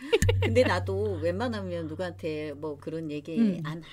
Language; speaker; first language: Korean; native; Korean